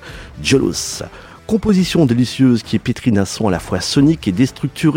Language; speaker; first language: French; native; French